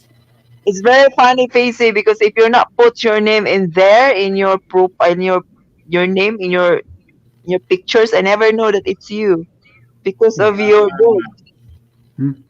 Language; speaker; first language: English; non-native, local second language; Filipino